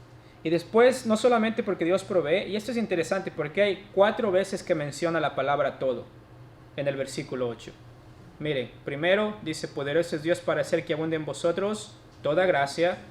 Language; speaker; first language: Spanish; native; Spanish